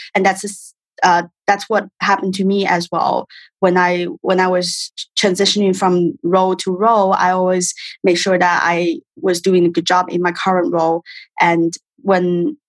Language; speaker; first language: English; non-native, fluent; Chinese